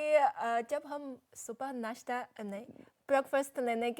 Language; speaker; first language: Hindi; non-native, fluent; Chinese